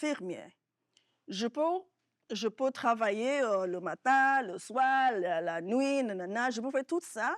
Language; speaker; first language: French; non-native, fluent; Yoruba